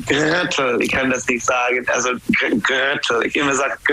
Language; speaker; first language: German; non-native, learner; English